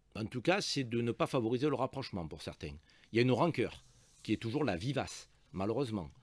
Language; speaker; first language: French; native; French